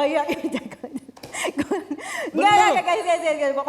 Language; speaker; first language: Indonesian; native; Indonesian